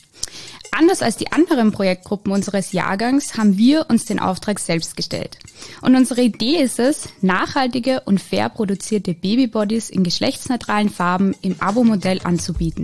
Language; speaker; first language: German; native; German